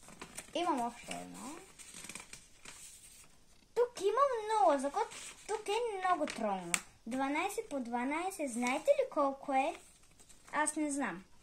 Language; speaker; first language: Bulgarian; early bilingual, heritage; Bulgarian